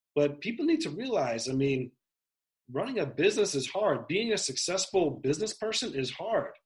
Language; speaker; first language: English; native; English